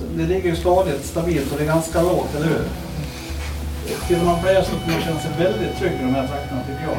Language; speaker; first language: Swedish; native; Swedish